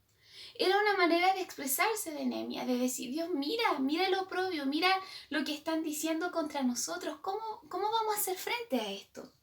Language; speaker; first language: Spanish; native; Spanish